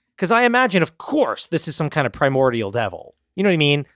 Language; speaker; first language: English; native; English